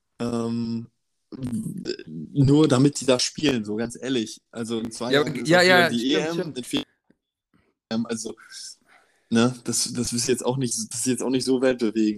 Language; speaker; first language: German; native; German